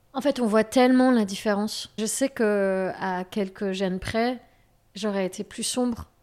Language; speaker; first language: French; native; French